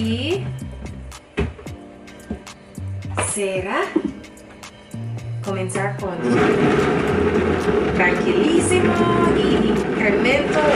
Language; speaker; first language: Spanish; non-native, learner; English